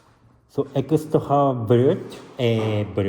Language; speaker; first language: French; non-native, learner; Japanese